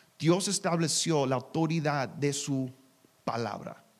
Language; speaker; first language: Spanish; non-native, learner; English